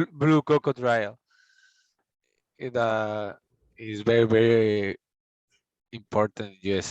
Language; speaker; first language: English; non-native, learner; Spanish